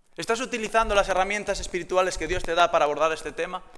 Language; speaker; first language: Spanish; native; Spanish